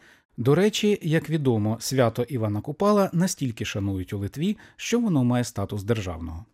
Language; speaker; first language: Ukrainian; native; Ukrainian